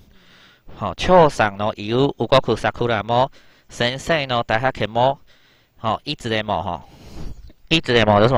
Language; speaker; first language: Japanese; non-native, fluent; Chinese